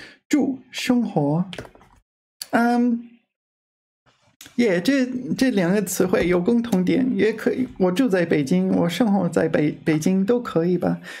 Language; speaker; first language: Chinese; non-native, fluent; English